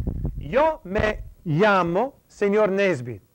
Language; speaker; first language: Spanish; non-native, fluent; English